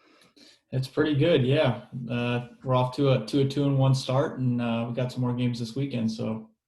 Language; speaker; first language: English; native; English